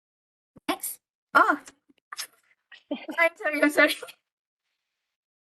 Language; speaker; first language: English; non-native, local second language; Malay